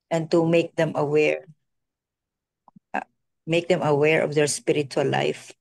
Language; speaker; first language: English; non-native, local second language; Filipino